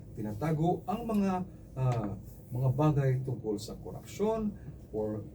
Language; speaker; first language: Filipino; non-native, local second language; Cebuano